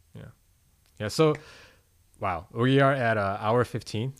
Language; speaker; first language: English; native; English